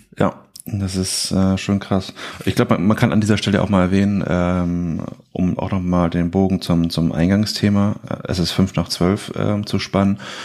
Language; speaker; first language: German; native; German